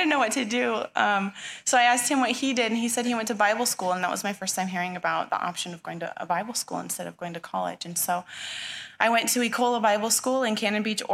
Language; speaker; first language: English; native; English